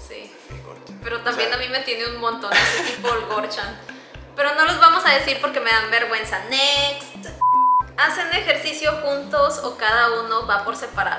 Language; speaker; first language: Spanish; native; Spanish